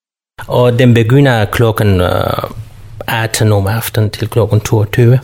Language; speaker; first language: Danish; non-native, fluent; Kurdish